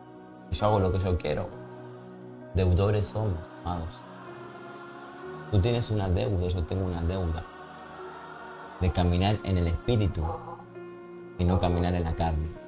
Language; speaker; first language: Spanish; native; Spanish